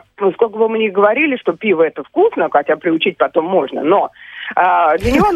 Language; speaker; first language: Russian; native; Russian